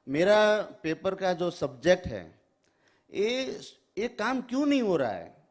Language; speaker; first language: Hindi; non-native, local second language; Gujarati